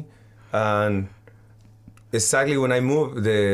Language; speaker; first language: English; non-native, learner; Spanish